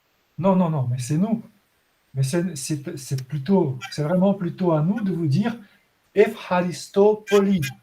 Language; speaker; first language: French; non-native, fluent; Portuguese